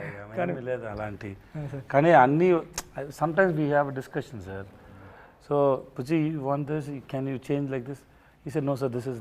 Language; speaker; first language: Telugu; non-native, learner; Tamil